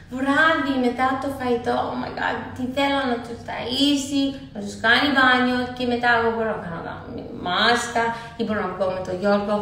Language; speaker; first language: Greek; early bilingual, heritage; Greek